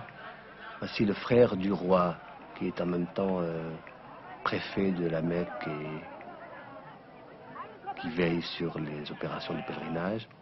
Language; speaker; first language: French; non-native, local second language; Arabic